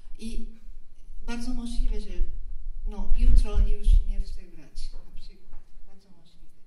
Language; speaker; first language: Polish; non-native, fluent; Japanese